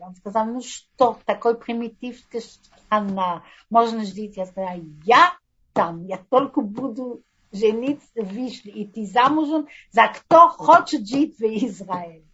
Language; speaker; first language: Russian; non-native, fluent; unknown